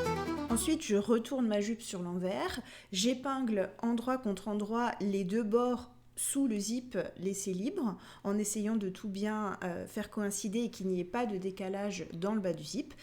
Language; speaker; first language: French; native; French